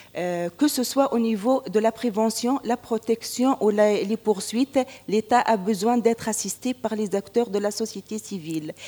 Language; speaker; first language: French; non-native, local second language; Arabic